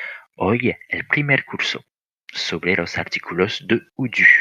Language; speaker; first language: Spanish; non-native, fluent; French